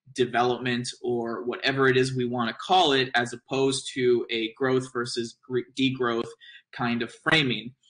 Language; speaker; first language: English; native; English